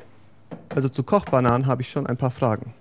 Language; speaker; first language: German; native; German